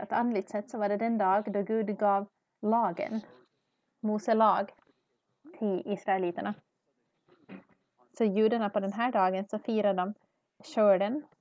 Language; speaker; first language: Swedish; non-native, learner; English